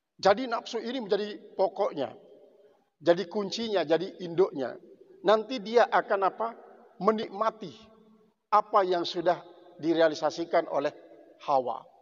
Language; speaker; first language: Indonesian; non-native, local second language; Sasak